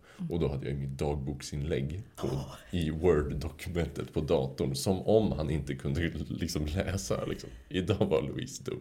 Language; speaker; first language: Swedish; native; Swedish